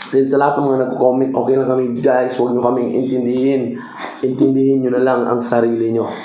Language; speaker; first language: Filipino; non-native, local second language; Cebuano